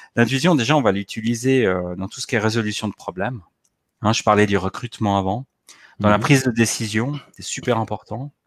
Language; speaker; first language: French; native; French